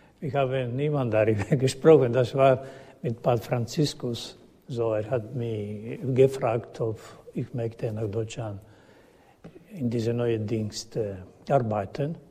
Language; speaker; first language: German; non-native, learner; Croatian